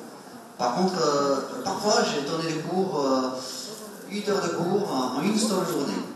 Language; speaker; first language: French; non-native, fluent; Chinese